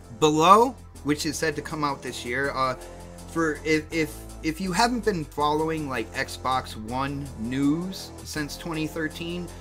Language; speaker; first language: English; native; English